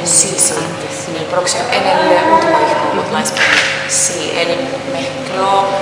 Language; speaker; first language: Spanish; non-native, fluent; Finnish